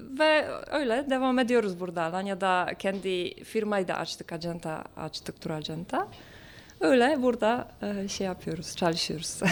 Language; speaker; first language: Turkish; non-native, fluent; Polish